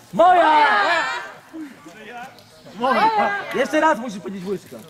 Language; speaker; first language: Polish; native; Polish